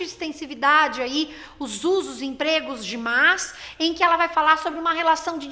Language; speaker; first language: Portuguese; native; Portuguese